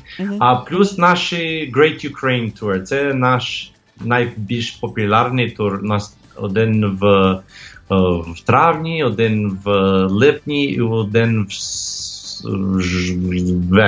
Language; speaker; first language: Ukrainian; early bilingual, heritage; English